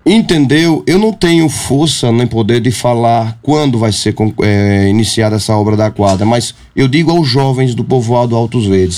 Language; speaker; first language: Portuguese; native; Portuguese